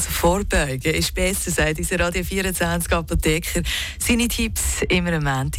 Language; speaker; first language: German; native; German